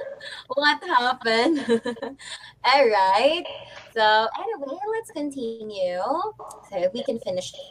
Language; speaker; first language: English; non-native, fluent; Vietnamese